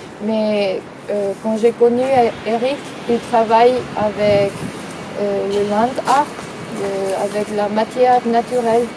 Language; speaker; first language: French; non-native, fluent; Spanish